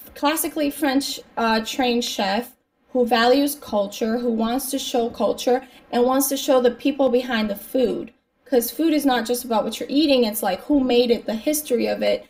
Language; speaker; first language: English; native; English